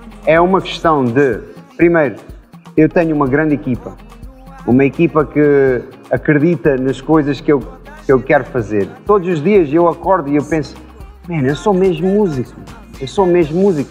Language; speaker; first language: Portuguese; early bilingual, heritage; Portuguese